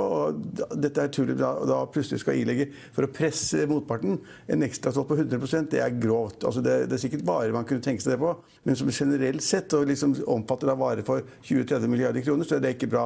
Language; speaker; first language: Norwegian; native; Norwegian